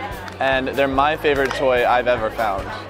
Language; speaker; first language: English; native; English